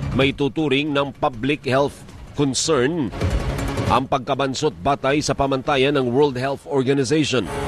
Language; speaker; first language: Filipino; native; Filipino